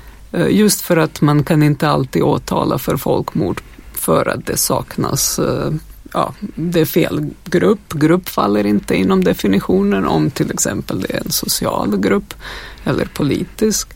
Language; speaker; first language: Swedish; non-native, fluent; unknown